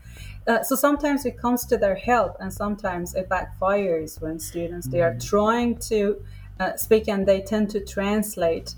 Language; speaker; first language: English; non-native, fluent; Persian